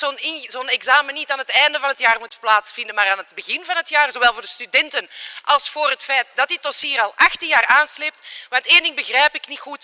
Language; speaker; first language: Dutch; native; Dutch